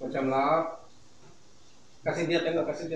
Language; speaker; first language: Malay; non-native, learner; Bangla